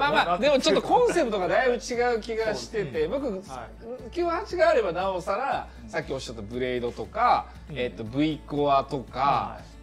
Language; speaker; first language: Japanese; native; Japanese